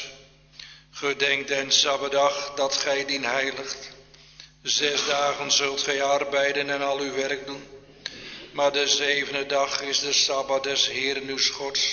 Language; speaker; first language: Dutch; native; Dutch